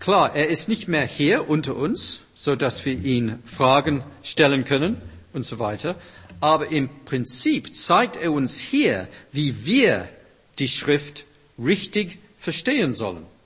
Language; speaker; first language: German; non-native, fluent; English